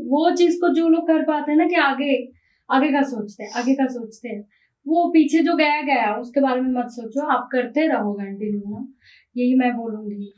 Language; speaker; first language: Hindi; non-native, local second language; Bangla